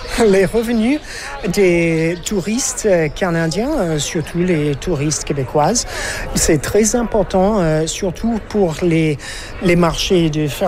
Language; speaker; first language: French; non-native, fluent; English